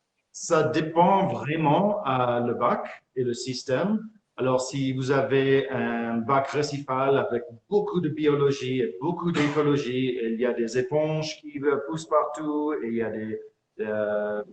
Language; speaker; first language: French; non-native, fluent; English